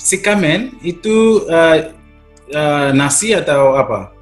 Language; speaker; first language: Indonesian; non-native, learner; English